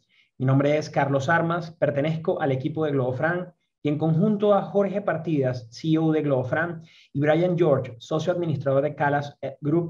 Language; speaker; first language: Spanish; native; Spanish